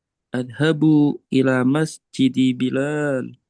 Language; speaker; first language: Arabic; non-native, learner; Indonesian